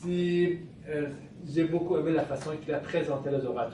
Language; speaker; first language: French; non-native, fluent; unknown